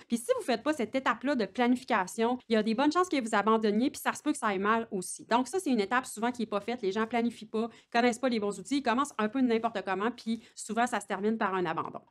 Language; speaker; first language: French; native; French